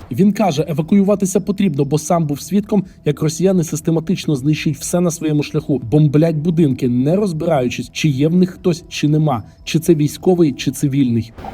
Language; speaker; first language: Ukrainian; native; Ukrainian